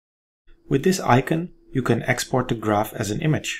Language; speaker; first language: English; non-native, fluent; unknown